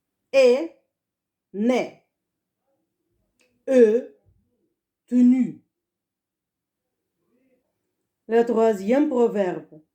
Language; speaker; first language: French; non-native, fluent; Russian